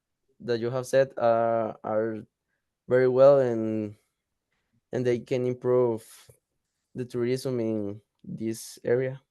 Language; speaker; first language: English; non-native, learner; Spanish